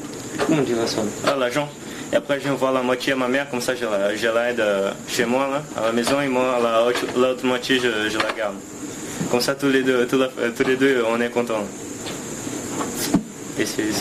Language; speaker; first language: French; non-native, fluent; Portuguese